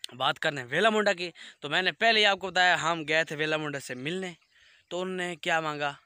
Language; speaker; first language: Urdu; non-native, local second language; Punjabi